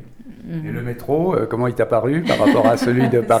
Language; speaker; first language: French; native; French